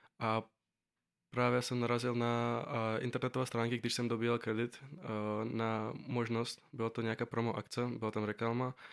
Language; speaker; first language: Czech; non-native, fluent; Azerbaijani